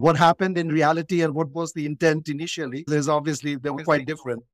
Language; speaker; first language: English; non-native, local second language; Bangla